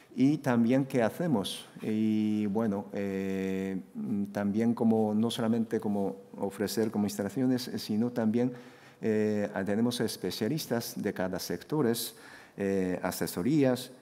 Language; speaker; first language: Spanish; non-native, fluent; Japanese